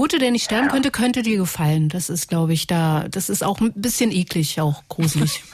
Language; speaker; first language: German; native; German